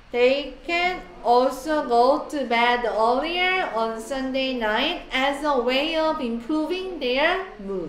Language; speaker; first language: English; non-native, fluent; Korean